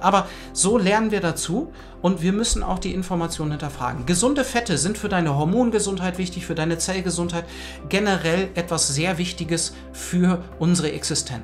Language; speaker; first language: German; native; German